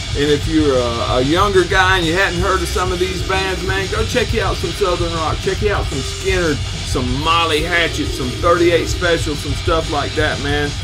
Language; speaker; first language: English; native; English